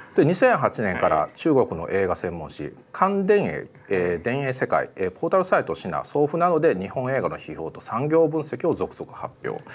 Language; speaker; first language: Japanese; native; Japanese